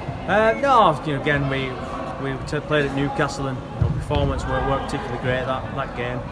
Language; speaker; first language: English; native; English